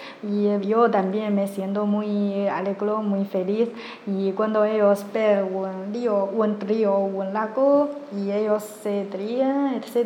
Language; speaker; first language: Spanish; non-native, learner; Chinese